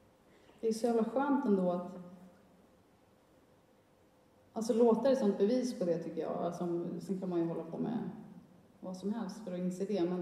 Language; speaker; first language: Swedish; native; Swedish